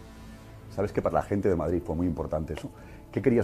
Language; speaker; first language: Spanish; native; Spanish